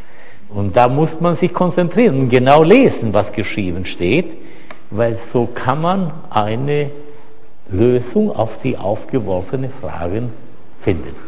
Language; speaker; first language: German; non-native, fluent; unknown